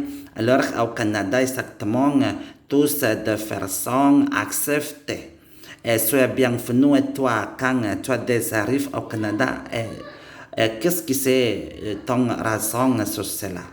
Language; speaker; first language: French; non-native, learner; Indonesian